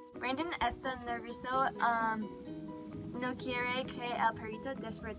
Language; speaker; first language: Spanish; non-native, learner; English